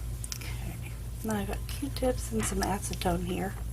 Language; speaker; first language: English; native; English